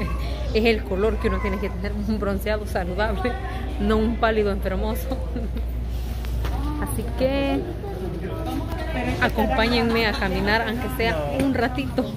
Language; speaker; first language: Spanish; native; Spanish